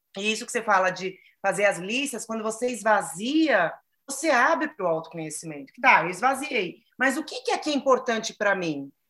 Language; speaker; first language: Portuguese; native; Portuguese